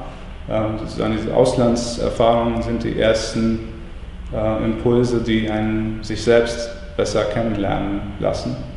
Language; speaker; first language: German; non-native, fluent; Latvian